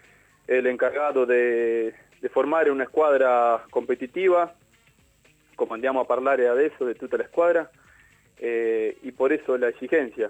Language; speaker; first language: Italian; non-native, learner; Spanish